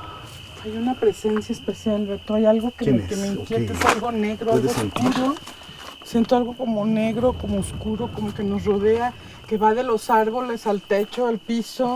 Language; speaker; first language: Spanish; native; Spanish